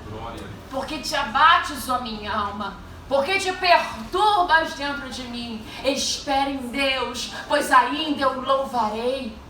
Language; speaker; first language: Portuguese; native; Portuguese